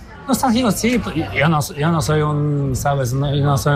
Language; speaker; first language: Spanish; non-native, fluent; Polish